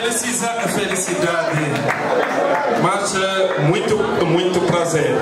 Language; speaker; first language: Portuguese; non-native, learner; Lingala